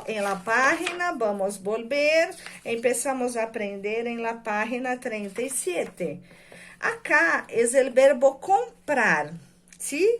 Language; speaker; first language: Spanish; non-native, fluent; Portuguese